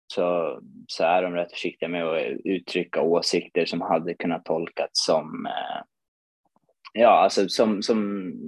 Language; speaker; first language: Swedish; early bilingual, other home language; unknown